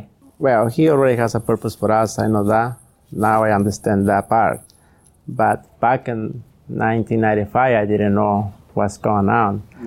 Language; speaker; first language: English; non-native, learner; Spanish